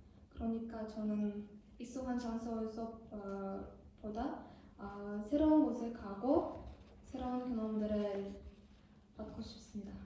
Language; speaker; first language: Korean; non-native, learner; Kazakh